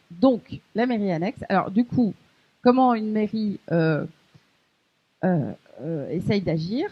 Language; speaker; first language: French; native; French